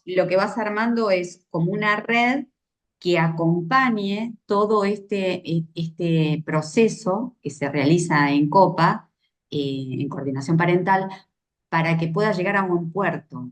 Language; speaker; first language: Spanish; native; Spanish